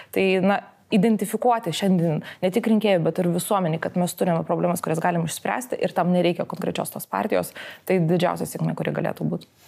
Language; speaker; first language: Lithuanian; non-native, local second language; Polish